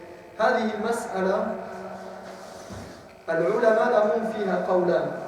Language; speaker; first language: Arabic; non-native, fluent; French